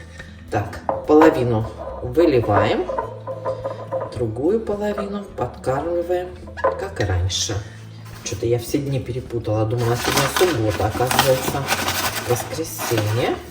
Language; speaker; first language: Russian; native; Russian